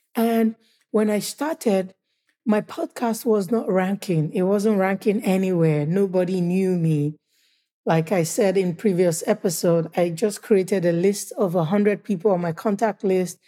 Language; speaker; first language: English; non-native, local second language; Igbo